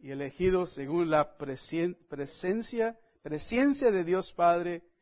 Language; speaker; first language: Spanish; non-native, fluent; English